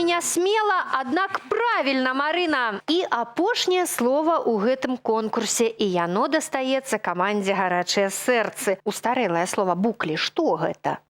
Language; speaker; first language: Belarusian; native; Belarusian